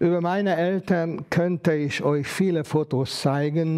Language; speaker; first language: German; non-native, fluent; Hungarian